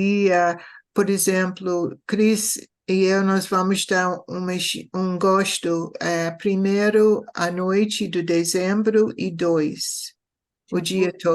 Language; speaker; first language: Portuguese; non-native, fluent; English